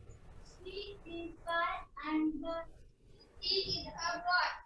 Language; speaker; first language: English; non-native, learner; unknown